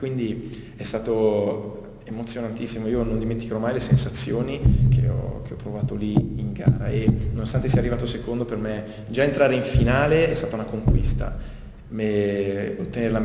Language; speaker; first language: Italian; native; Italian